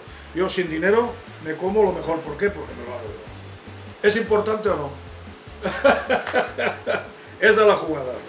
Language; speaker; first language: Spanish; native; Spanish